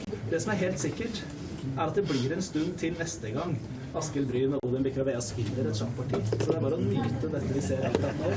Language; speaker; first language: Norwegian; native; Norwegian